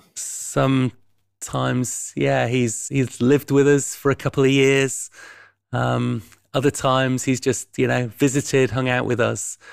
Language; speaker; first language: English; native; English